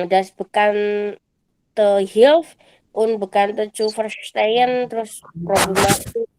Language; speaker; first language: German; non-native, fluent; Indonesian